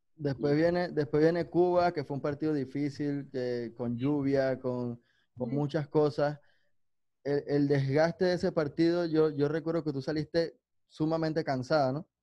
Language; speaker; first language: Spanish; native; Spanish